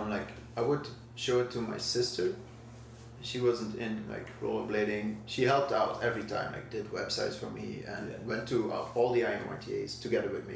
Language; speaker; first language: English; non-native, fluent; Dutch